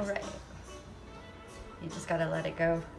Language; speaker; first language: English; native; English